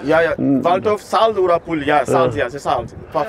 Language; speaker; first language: German; non-native, learner; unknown